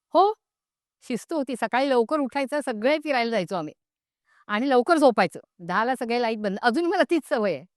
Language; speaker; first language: Marathi; non-native, local second language; Konkani